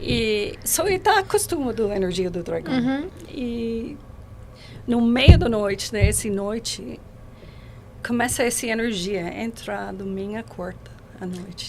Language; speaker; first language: Portuguese; non-native, learner; English